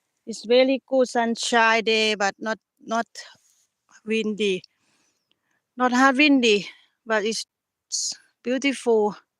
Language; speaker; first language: English; non-native, learner; Thai